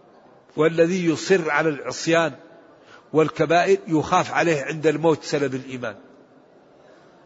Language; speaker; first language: Arabic; native; Arabic